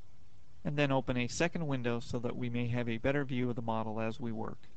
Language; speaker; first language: English; native; English